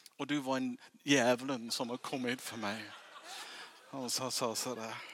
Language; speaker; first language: Swedish; non-native, fluent; English